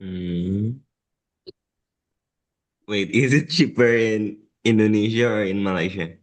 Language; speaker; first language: English; non-native, learner; Indonesian